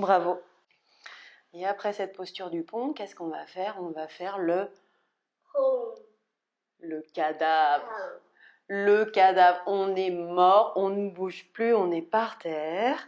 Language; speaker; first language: French; native; French